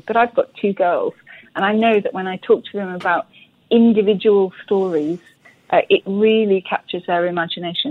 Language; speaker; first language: English; native; English